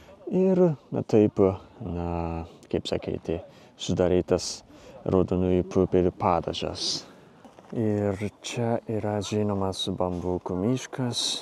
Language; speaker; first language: Lithuanian; non-native, fluent; Japanese